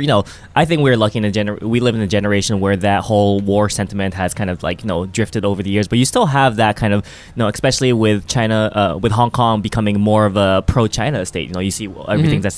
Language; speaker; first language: English; non-native, local second language; Japanese